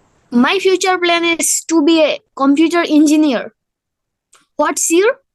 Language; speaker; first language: English; non-native, learner; Bangla